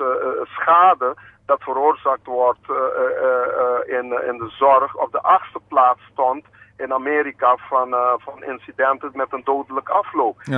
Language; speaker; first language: Dutch; non-native, local second language; Papiamento